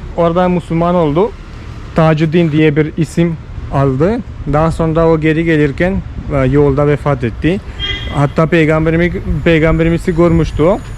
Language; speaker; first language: Turkish; non-native, fluent; Malayalam